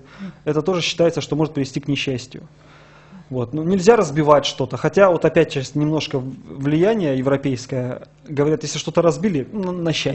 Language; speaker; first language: Russian; native; Russian